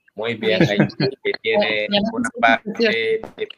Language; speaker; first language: Spanish; non-native, fluent; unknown